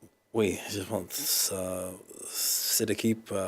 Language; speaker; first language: French; non-native, learner; English